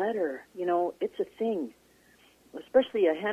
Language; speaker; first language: English; native; English